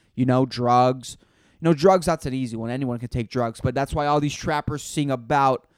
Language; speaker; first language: English; non-native, fluent; Spanish